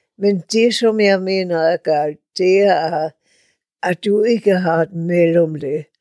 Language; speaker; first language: Danish; native; Danish